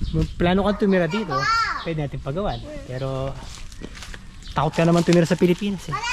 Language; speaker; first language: Filipino; non-native, local second language; Pampanga